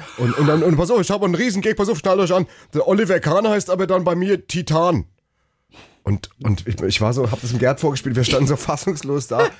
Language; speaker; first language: German; native; German